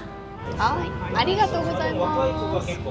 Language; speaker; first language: Japanese; non-native, fluent; Russian